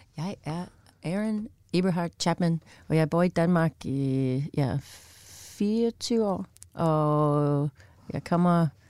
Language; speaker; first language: Danish; non-native, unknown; English